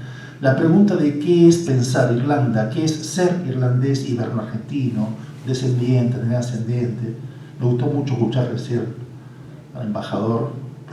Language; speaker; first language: Spanish; native; Spanish